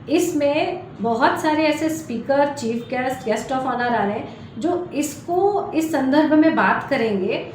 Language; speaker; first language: Hindi; non-native, local second language; Gujarati